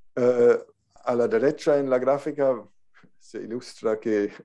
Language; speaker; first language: Spanish; non-native, fluent; German